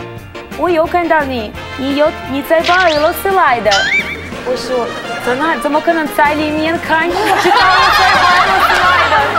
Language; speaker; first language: Chinese; non-native, learner; Russian